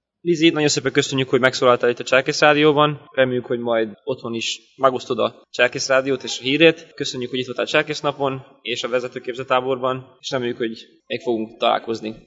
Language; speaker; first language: Hungarian; early bilingual, heritage; Hungarian